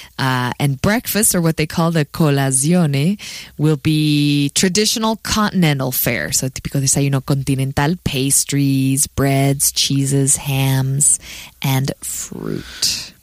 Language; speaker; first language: English; native; English